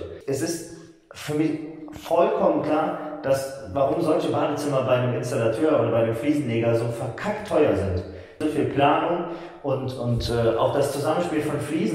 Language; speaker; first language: German; native; German